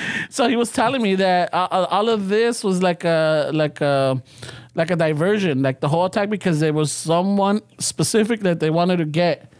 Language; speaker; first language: English; early bilingual, other home language; Spanish